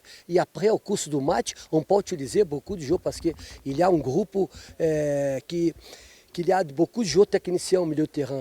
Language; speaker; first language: French; non-native, fluent; Portuguese